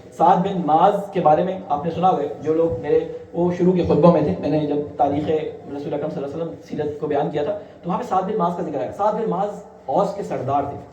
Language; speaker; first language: Urdu; native; Urdu